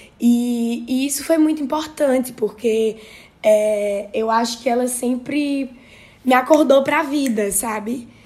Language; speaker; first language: Portuguese; native; Portuguese